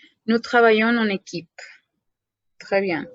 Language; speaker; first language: French; non-native, fluent; Spanish